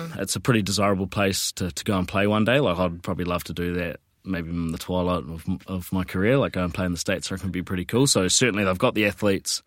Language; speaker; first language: English; native; English